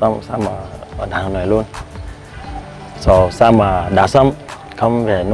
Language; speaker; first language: Vietnamese; non-native, learner; Portuguese